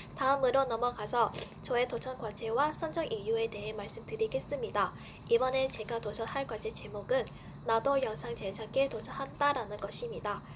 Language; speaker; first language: Korean; non-native, fluent; Vietnamese